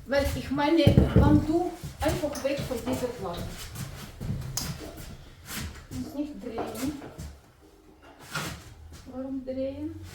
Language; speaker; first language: German; non-native, learner; Russian